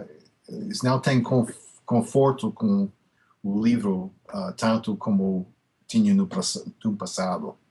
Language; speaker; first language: Portuguese; non-native, fluent; English